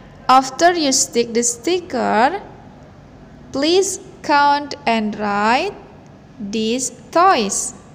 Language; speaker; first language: English; non-native, fluent; Indonesian